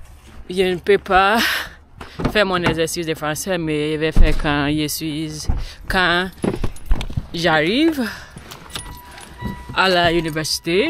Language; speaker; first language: French; non-native, learner; English